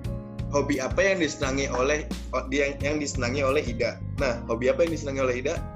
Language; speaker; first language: Indonesian; native; Indonesian